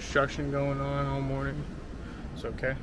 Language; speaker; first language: English; native; English